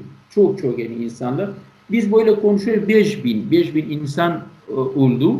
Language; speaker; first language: Turkish; non-native, learner; Kurdish